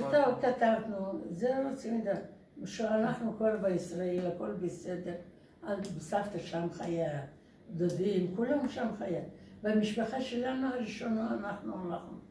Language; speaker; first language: Hebrew; non-native, learner; Russian